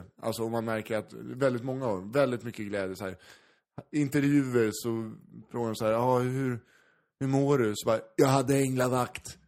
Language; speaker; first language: Swedish; native; Swedish